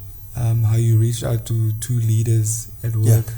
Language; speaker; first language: English; non-native, local second language; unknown